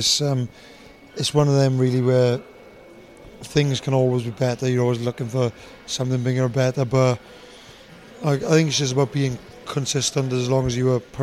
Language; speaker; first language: English; native; English